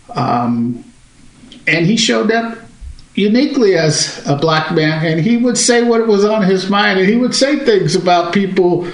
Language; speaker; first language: English; native; English